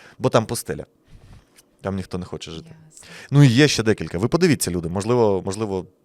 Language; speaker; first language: Ukrainian; native; Ukrainian